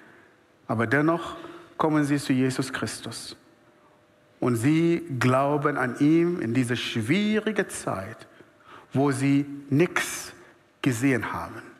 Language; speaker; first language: German; non-native, fluent; Arabic